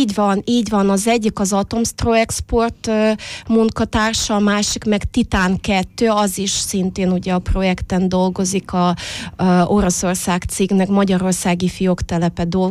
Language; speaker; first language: Hungarian; non-native, fluent; Russian